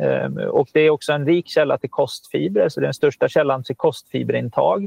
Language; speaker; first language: Swedish; native; Swedish